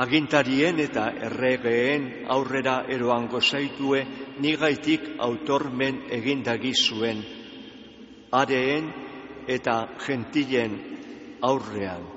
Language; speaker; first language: Basque; native; Basque